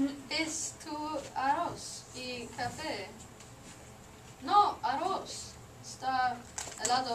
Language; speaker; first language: Spanish; non-native, learner; English